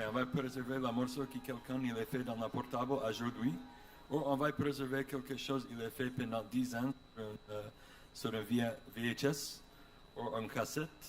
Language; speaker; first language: French; non-native, learner; English